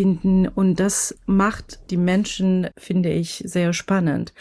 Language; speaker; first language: German; non-native, fluent; Persian